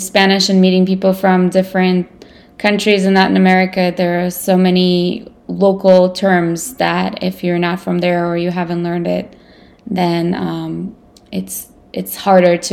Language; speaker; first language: English; non-native, fluent; Russian